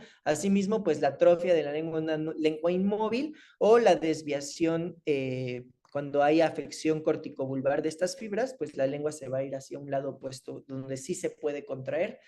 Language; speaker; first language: Spanish; native; Spanish